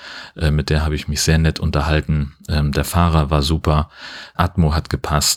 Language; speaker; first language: German; native; German